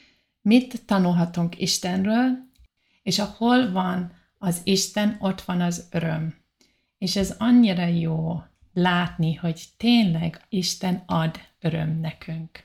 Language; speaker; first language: Hungarian; non-native, learner; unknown